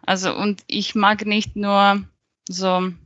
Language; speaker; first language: German; non-native, fluent; Serbian